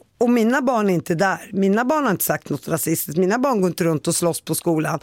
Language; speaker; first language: Swedish; native; Swedish